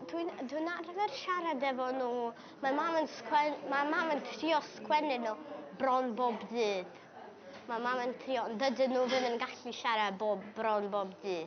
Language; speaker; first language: Welsh; early bilingual, other home language; Ukrainian